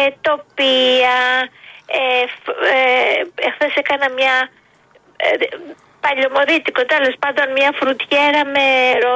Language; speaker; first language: Greek; early bilingual, heritage; Greek